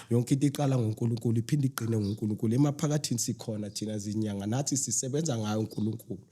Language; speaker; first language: Zulu; non-native, local second language; Northern Sotho